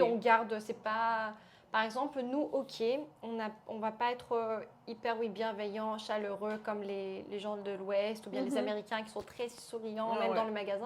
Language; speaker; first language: French; non-native, fluent; Bulgarian